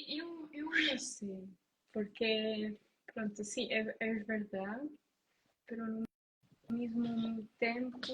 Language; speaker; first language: Portuguese; non-native, learner; Italian